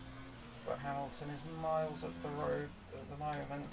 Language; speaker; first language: English; native; English